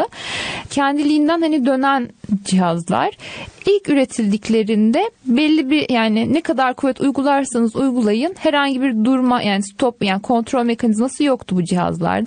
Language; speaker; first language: Turkish; native; Turkish